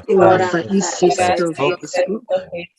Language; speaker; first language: Greek; non-native, learner; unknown